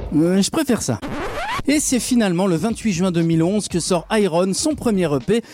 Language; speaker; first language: French; native; French